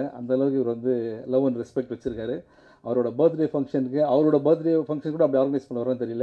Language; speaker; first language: Tamil; native; Tamil